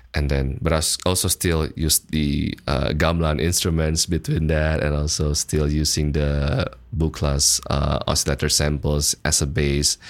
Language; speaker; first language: English; non-native, fluent; Indonesian